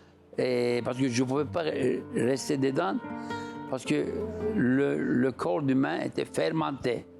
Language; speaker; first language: French; non-native, fluent; Turkish